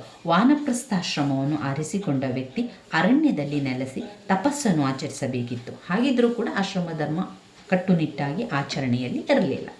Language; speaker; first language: Kannada; native; Kannada